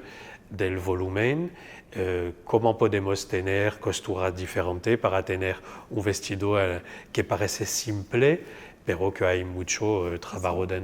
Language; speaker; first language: Spanish; non-native, fluent; French